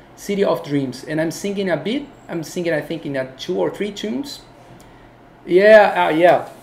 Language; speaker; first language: English; non-native, fluent; Portuguese